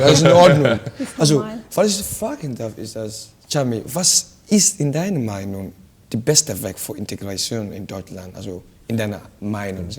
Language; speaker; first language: German; non-native, fluent; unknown